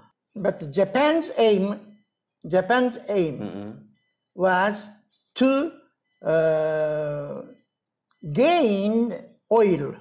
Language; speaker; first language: English; non-native, learner; Japanese